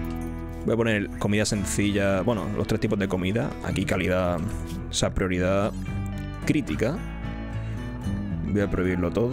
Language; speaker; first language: Spanish; native; Spanish